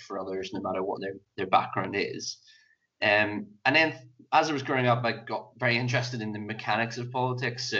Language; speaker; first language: English; native; English